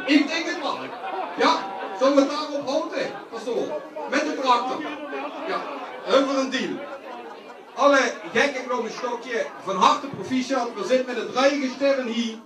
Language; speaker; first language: Dutch; non-native, local second language; Limburgish